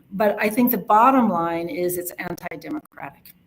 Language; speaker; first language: English; native; English